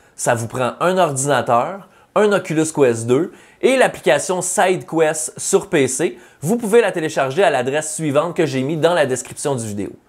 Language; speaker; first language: French; native; French